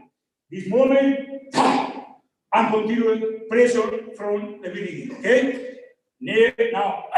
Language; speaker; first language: English; non-native, learner; Spanish